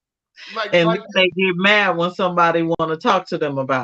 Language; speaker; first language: English; native; English